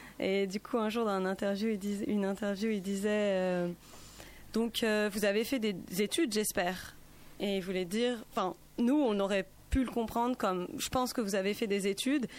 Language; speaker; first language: French; native; French